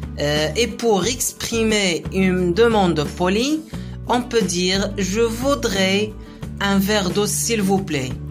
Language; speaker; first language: French; non-native, local second language; Arabic